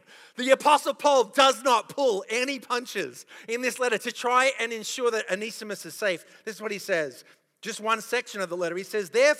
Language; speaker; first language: English; native; English